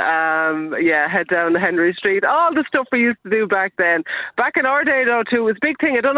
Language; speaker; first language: English; native; English